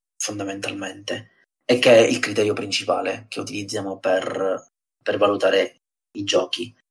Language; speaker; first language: Italian; native; Italian